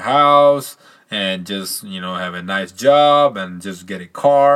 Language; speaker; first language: English; non-native, local second language; Punjabi